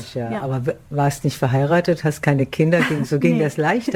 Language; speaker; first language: German; native; German